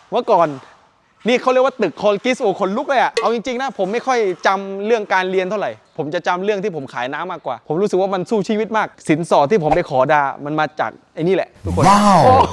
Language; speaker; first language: Thai; non-native, fluent; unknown